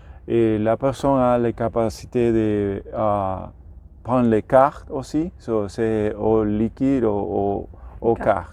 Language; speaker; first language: French; non-native, learner; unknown